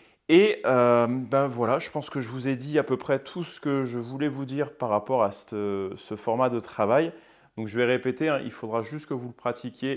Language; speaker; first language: French; native; French